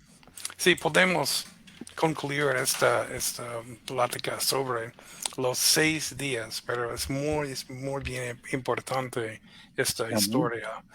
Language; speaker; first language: Spanish; non-native, fluent; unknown